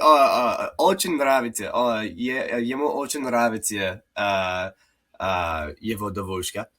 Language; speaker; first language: Russian; non-native, learner; English